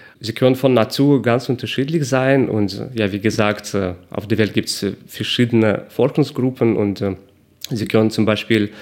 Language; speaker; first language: German; non-native, fluent; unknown